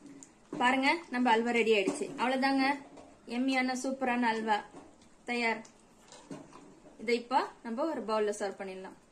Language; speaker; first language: Tamil; native; Tamil